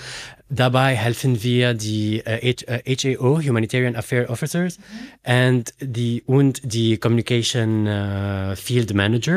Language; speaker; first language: German; non-native, learner; Arabic